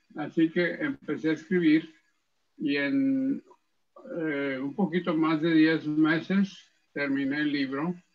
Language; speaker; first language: Spanish; early bilingual, heritage; Spanish